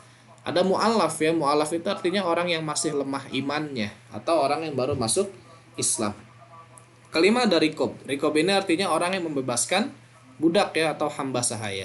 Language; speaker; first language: Indonesian; native; Indonesian